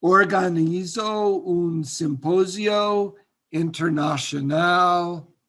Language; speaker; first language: Spanish; non-native, learner; English